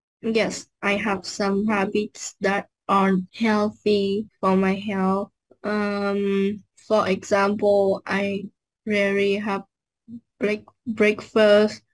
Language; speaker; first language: English; non-native, learner; Vietnamese